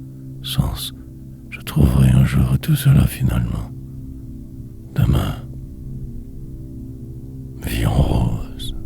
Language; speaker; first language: French; native; French